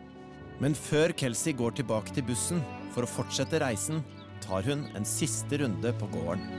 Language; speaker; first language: Norwegian; native; Norwegian